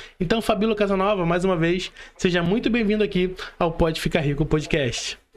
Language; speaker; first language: Portuguese; native; Portuguese